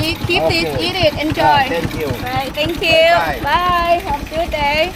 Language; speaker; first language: English; non-native, learner; Thai